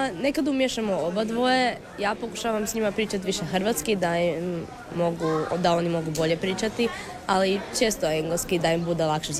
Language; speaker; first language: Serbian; early bilingual, heritage; English